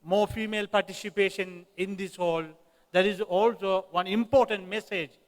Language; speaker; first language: English; non-native, local second language; Tamil